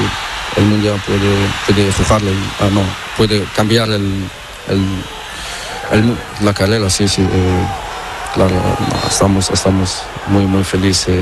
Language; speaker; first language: Spanish; non-native, learner; Portuguese